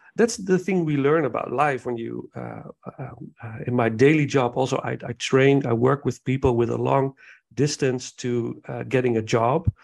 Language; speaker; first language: English; non-native, fluent; Dutch